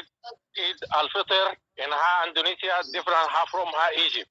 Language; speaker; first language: English; non-native, learner; Arabic